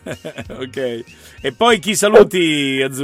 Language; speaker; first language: Italian; native; Italian